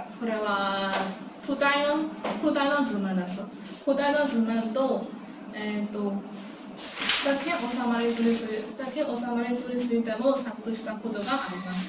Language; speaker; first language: Japanese; non-native, learner; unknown